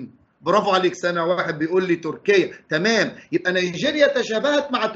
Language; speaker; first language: Arabic; native; Arabic